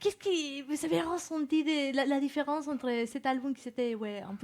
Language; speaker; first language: French; non-native, fluent; Spanish